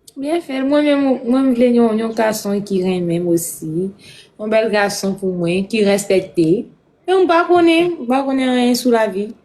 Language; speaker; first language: Haitian Creole; non-native, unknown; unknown